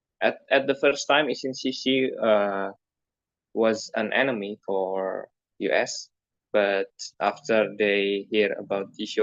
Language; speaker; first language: English; non-native, learner; Indonesian